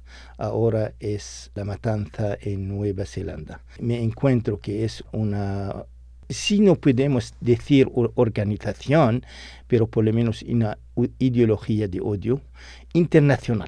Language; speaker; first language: Spanish; non-native, fluent; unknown